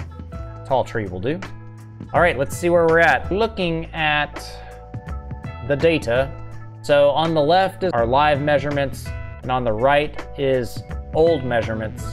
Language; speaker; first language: English; native; English